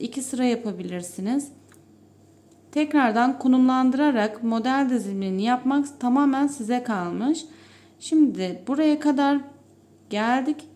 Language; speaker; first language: Turkish; native; Turkish